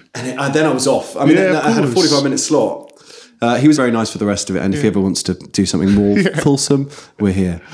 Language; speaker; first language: English; native; English